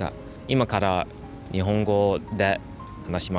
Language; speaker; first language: Japanese; non-native, learner; English